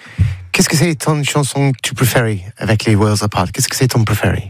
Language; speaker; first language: French; non-native, learner; English